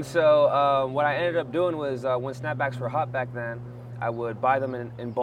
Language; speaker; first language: English; non-native, fluent; French